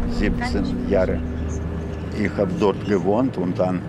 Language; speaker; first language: German; non-native, learner; Ukrainian